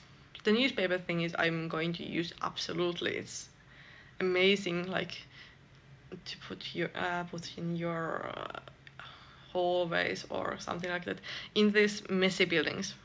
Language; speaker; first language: English; non-native, fluent; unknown